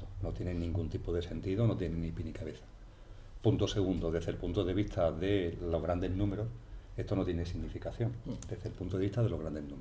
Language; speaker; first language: Spanish; native; Spanish